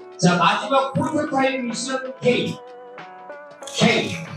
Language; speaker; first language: Korean; native; Korean